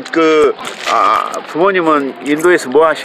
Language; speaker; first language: Korean; native; Korean